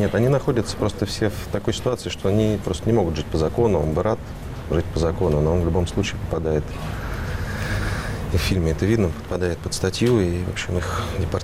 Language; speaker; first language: Russian; native; Russian